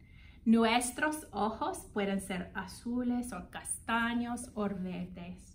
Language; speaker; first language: Spanish; non-native, fluent; English